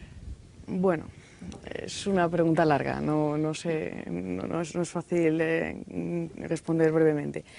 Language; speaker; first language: Spanish; native; Spanish